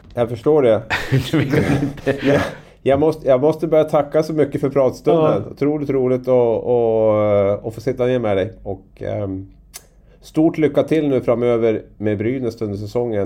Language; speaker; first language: Swedish; native; Swedish